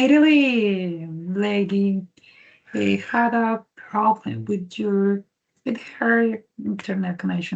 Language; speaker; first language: English; non-native, learner; Spanish